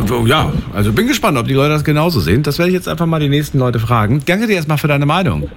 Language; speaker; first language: German; native; German